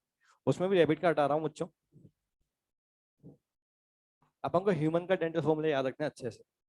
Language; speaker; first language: Hindi; native; Hindi